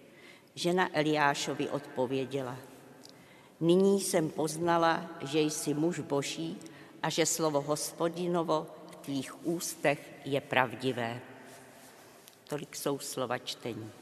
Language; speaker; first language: Czech; native; Czech